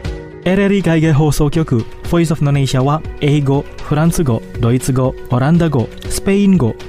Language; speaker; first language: Japanese; non-native, fluent; Indonesian